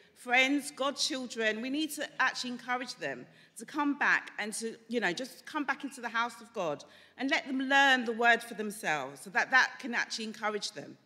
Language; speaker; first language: English; native; English